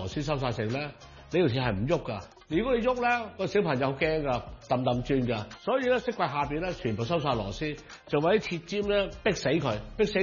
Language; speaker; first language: Cantonese; native; Cantonese